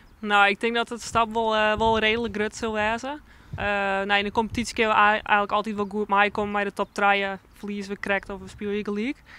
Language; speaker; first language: Dutch; non-native, local second language; Western Frisian